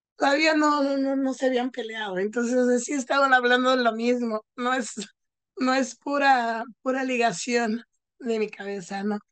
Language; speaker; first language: Spanish; non-native, fluent; Portuguese